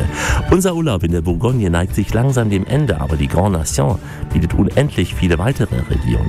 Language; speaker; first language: German; native; German